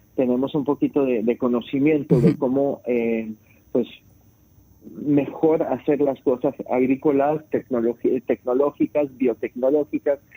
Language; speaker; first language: Spanish; early bilingual, heritage; Spanish